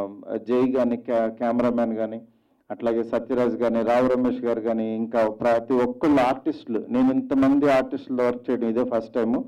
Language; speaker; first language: Telugu; native; Telugu